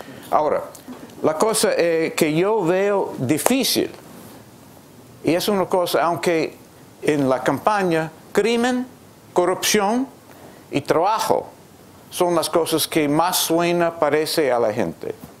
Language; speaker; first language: Spanish; non-native, fluent; English